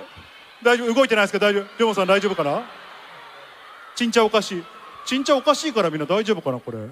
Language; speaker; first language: Japanese; native; Japanese